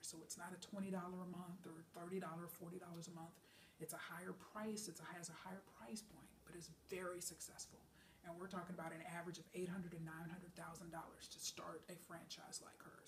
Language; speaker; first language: English; native; English